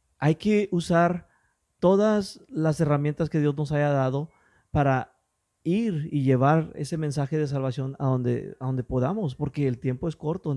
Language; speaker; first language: Spanish; early bilingual, heritage; English